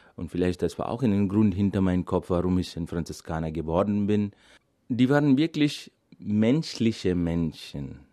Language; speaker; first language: German; non-native, fluent; Malayalam